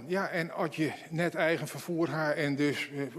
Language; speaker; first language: Dutch; non-native, local second language; Western Frisian